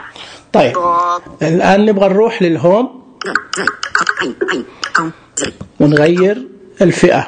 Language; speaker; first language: Arabic; native; Arabic